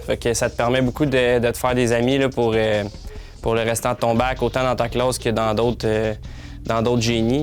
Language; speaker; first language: French; native; French